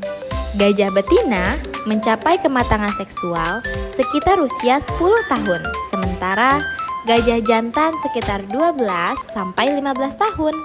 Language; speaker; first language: Indonesian; native; Indonesian